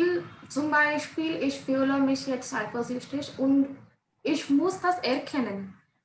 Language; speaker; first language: German; non-native, learner; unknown